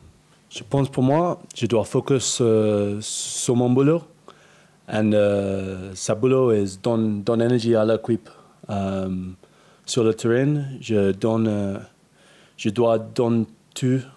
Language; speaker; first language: French; non-native, learner; English